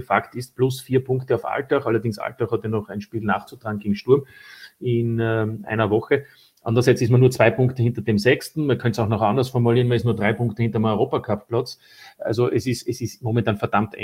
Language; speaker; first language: German; native; German